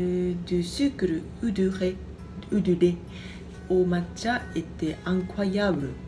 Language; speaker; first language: French; non-native, fluent; Japanese